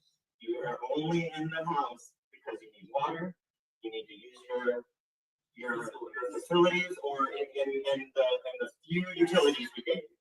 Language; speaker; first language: English; native; English